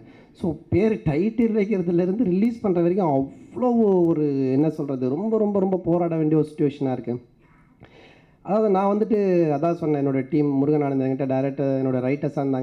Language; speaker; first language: Tamil; native; Tamil